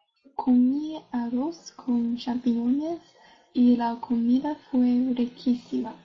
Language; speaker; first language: Spanish; non-native, learner; English